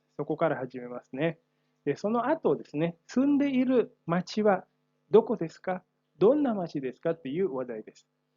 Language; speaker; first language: Japanese; non-native, fluent; Indonesian